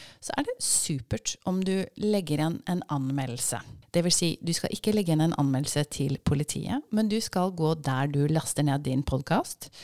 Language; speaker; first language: Norwegian; native; Norwegian